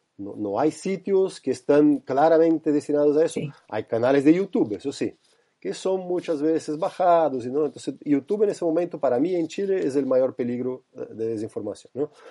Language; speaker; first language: Spanish; non-native, fluent; Portuguese